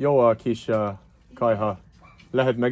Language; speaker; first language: Hungarian; non-native, learner; English